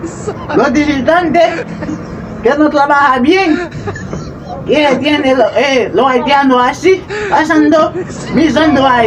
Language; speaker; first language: Spanish; non-native, learner; Haitian Creole